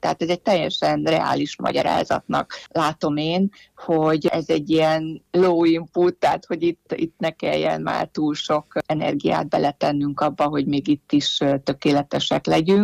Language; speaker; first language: Hungarian; native; Hungarian